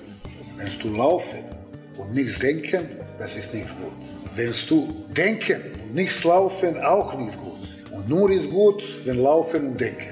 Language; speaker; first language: German; non-native, learner; Serbian